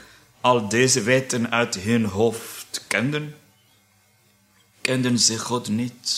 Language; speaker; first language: Dutch; non-native, fluent; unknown